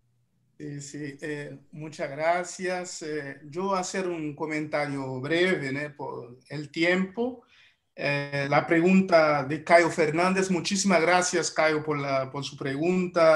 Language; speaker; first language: Spanish; non-native, fluent; Haitian Creole